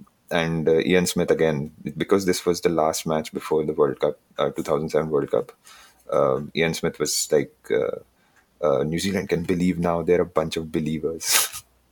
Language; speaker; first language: English; non-native, local second language; Hindi